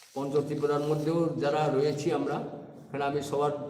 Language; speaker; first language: Bangla; non-native, local second language; Kok Borok